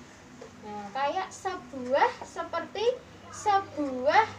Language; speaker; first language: Indonesian; native; Indonesian